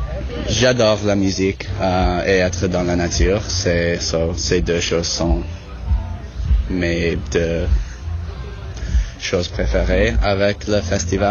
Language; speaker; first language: French; non-native, local second language; English